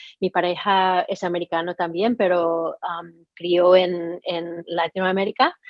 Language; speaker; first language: Spanish; non-native, fluent; English